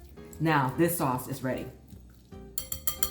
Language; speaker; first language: English; native; English